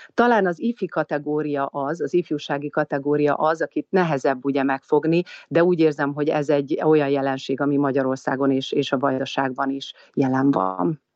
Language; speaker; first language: Hungarian; native; Hungarian